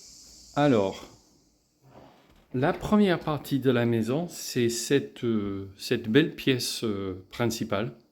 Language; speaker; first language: French; non-native, fluent; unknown